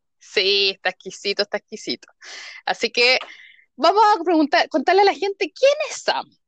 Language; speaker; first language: Spanish; native; Spanish